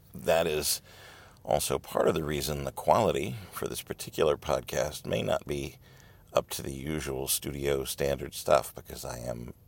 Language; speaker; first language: English; native; English